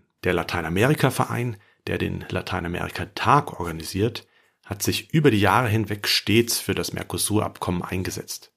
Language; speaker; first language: German; native; German